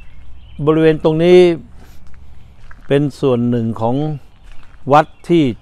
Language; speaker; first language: Thai; native; Thai